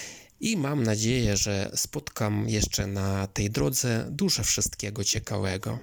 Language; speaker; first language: Polish; non-native, fluent; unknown